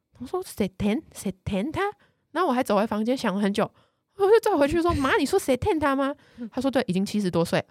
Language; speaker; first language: Chinese; native; Chinese